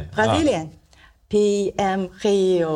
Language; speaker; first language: German; non-native, learner; Chinese